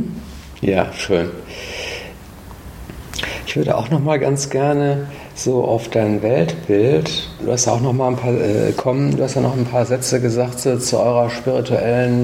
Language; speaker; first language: German; native; German